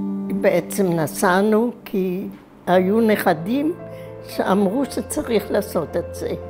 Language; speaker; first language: Hebrew; non-native, fluent; German